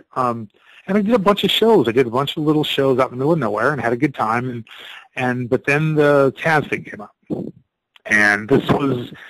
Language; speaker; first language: English; native; English